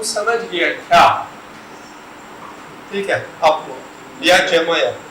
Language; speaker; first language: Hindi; non-native, learner; Turkish